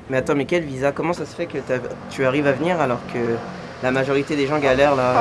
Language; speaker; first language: French; native; French